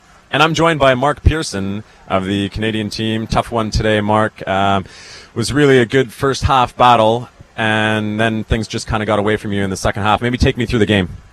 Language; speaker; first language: English; native; English